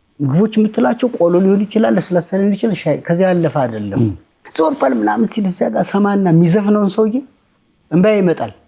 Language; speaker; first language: Amharic; native; Amharic